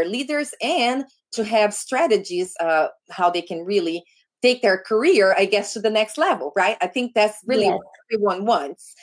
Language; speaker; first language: English; non-native, fluent; Portuguese